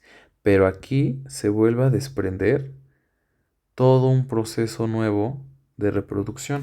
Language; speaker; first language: Spanish; native; Spanish